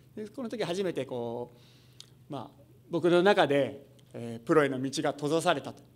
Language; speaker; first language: Japanese; native; Japanese